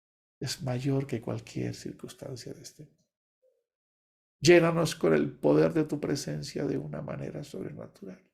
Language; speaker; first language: Spanish; native; Spanish